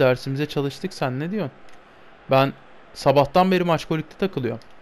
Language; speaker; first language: Turkish; native; Turkish